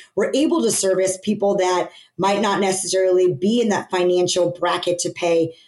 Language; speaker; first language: English; native; English